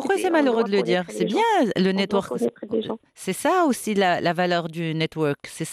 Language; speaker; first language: French; non-native, local second language; Arabic